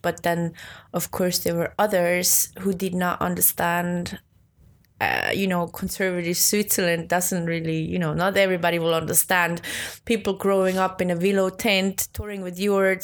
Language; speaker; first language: English; non-native, fluent; Swiss German